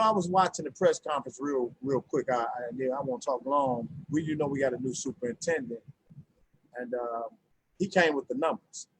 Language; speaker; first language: English; native; English